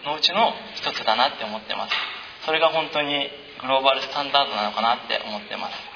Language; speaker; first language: Japanese; native; Japanese